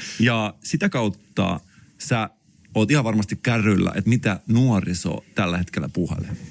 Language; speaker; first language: Finnish; native; Finnish